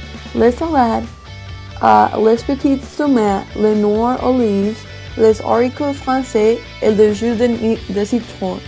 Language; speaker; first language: French; non-native, learner; English